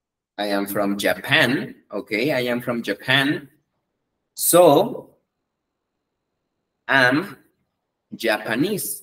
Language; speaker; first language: English; non-native, fluent; Spanish